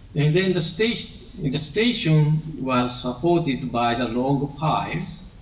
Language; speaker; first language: English; non-native, learner; Japanese